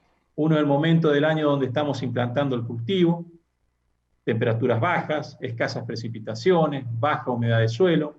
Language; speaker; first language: Spanish; native; Spanish